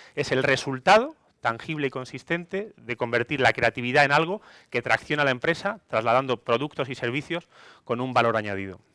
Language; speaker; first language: Spanish; non-native, fluent; Greek